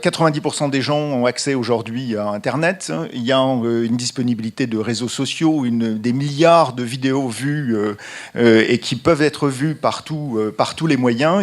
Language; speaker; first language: French; native; French